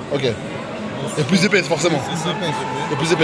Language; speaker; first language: French; native; French